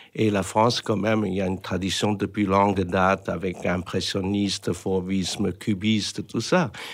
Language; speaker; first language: French; non-native, fluent; Chinese